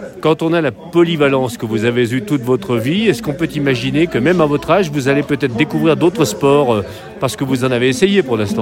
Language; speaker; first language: French; native; French